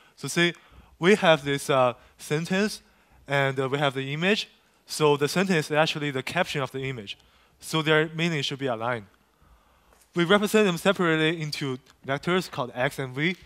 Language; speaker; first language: English; non-native, fluent; Chinese